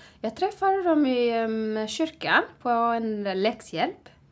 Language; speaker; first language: Swedish; non-native, fluent; Tigrinya